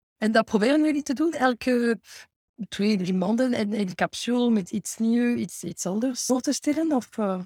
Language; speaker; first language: Dutch; non-native, fluent; French